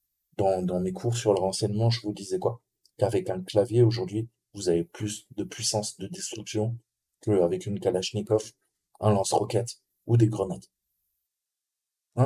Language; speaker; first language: French; native; French